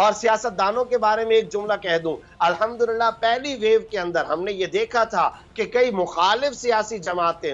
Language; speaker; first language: Urdu; native; Urdu